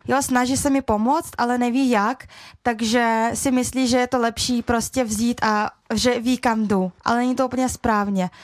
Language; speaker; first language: Czech; early bilingual, other home language; Russian